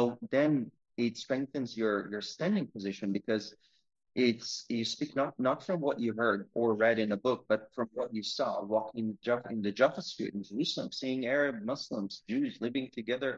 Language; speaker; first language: English; non-native, fluent; Hebrew